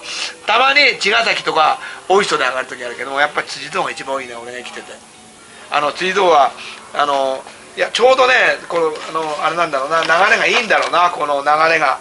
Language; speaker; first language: Japanese; native; Japanese